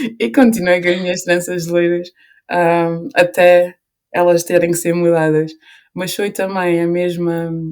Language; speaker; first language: Portuguese; early bilingual, other home language; Upper Guinea Crioulo